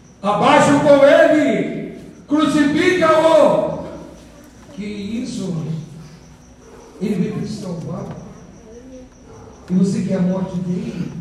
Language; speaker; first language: Portuguese; native; Portuguese